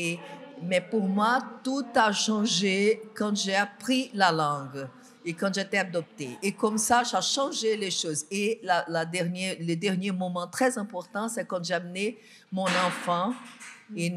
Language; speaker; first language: French; non-native, fluent; Portuguese